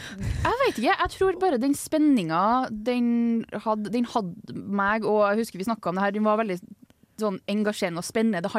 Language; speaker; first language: Norwegian; native; Norwegian